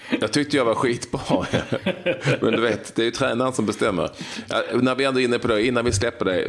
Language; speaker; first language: Swedish; native; Swedish